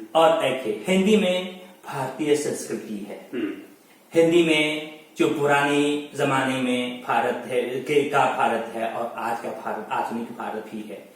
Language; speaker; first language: Hindi; non-native, fluent; Chinese